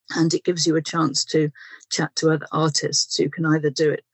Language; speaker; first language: English; native; English